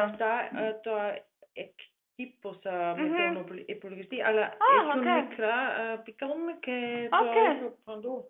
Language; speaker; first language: Greek; non-native, learner; German